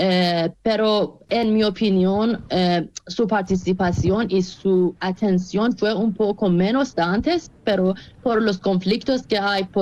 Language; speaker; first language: Spanish; non-native, fluent; Persian